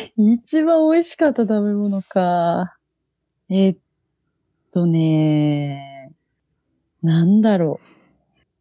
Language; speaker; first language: Japanese; native; Japanese